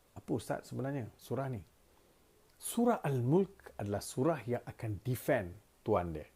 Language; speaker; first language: Malay; non-native, local second language; Tamil